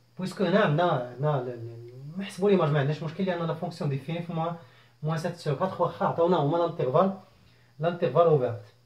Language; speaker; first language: French; non-native, local second language; Arabic